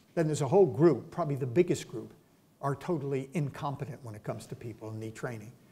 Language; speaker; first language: English; native; English